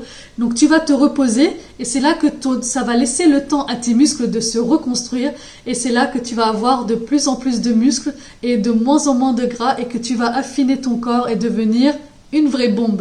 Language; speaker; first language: French; native; French